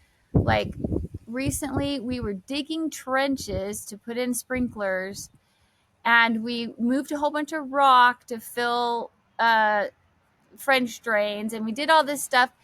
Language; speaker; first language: English; native; English